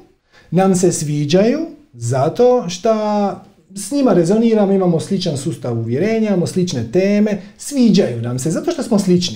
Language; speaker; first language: Croatian; native; Croatian